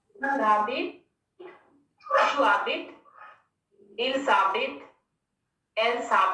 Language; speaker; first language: French; non-native, learner; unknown